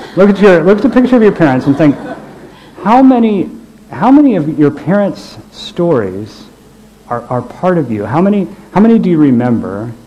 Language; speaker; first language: English; native; English